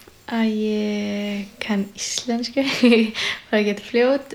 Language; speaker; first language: Icelandic; early bilingual, other home language; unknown